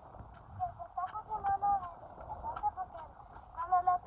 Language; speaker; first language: Spanish; early bilingual, heritage; Spanish